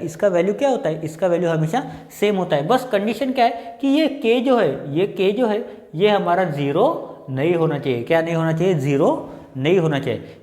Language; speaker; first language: Hindi; non-native, local second language; Marathi